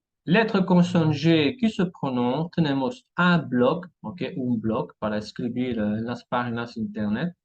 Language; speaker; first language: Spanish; non-native, fluent; French